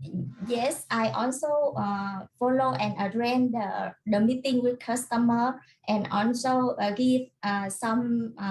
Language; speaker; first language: English; non-native, learner; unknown